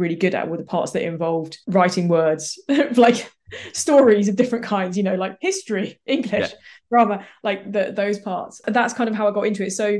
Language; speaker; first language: English; native; English